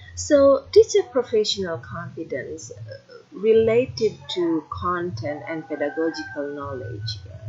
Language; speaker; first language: English; non-native, fluent; Indonesian